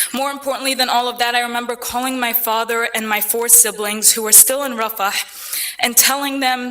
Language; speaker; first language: English; early bilingual, other home language; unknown